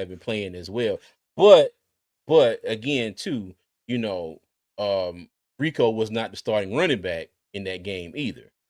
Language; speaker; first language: English; native; English